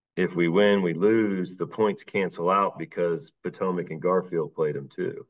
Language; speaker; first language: English; native; English